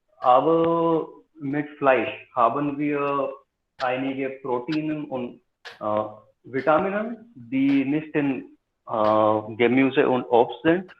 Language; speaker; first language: German; non-native, learner; Hindi